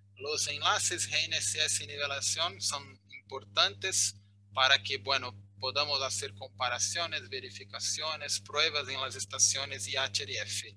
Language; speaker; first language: Spanish; non-native, fluent; Portuguese